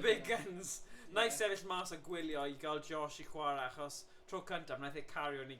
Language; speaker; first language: Welsh; native; Welsh